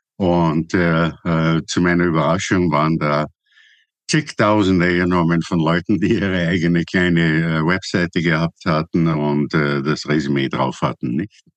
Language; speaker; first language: German; native; German